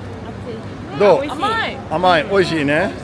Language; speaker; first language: Japanese; non-native, fluent; Urdu